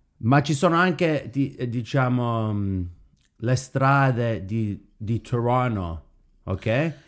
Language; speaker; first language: Italian; early bilingual, heritage; Italian